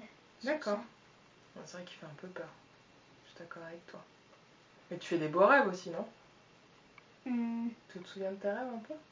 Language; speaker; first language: French; native; French